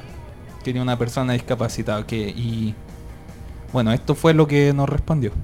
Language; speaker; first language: Spanish; native; Spanish